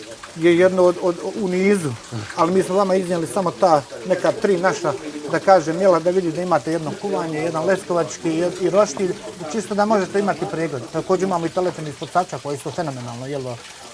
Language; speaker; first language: Bosnian; native; Bosnian